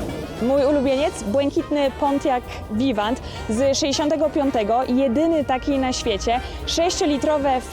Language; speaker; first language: Polish; native; Polish